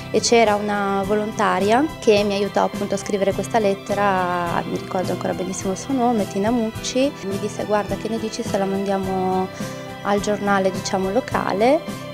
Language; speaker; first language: Italian; early bilingual, other home language; Arabic